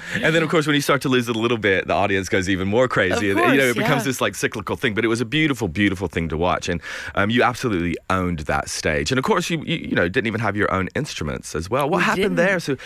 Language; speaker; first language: English; native; English